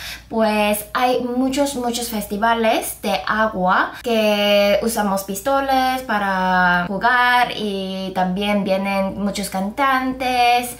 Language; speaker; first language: Spanish; non-native, fluent; Korean